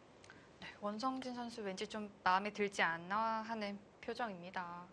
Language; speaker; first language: Korean; native; Korean